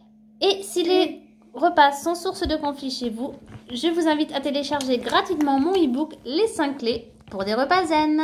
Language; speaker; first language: French; native; French